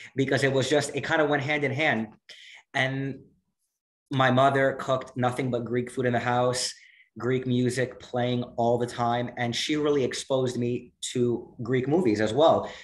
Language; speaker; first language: English; native; English